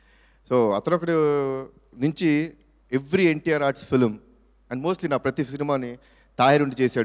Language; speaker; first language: Telugu; native; Telugu